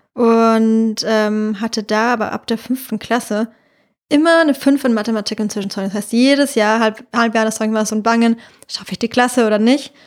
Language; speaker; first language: German; native; German